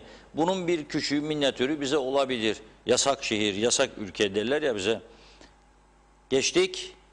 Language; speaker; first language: Turkish; native; Turkish